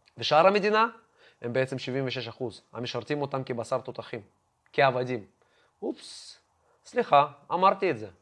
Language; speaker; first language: Hebrew; non-native, fluent; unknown